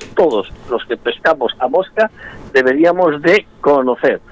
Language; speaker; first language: Spanish; native; Spanish